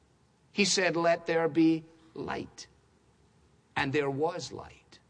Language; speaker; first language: English; native; English